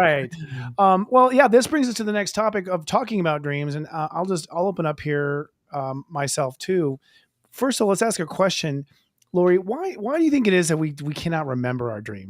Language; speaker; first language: English; native; English